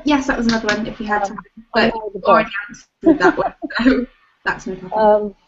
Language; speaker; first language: English; native; English